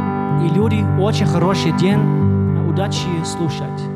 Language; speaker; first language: Russian; non-native, learner; Dutch